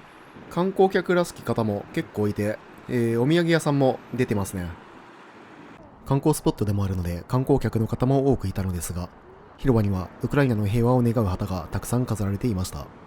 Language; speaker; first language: Japanese; native; Japanese